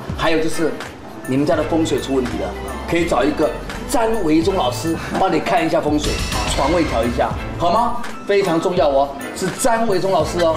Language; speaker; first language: Chinese; native; Chinese